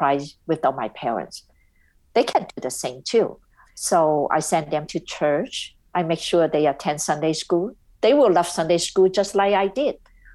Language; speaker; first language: English; non-native, local second language; Cantonese